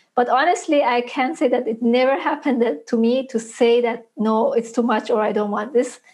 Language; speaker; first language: English; non-native, fluent; Persian